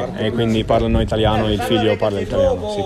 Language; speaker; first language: Italian; non-native, fluent; English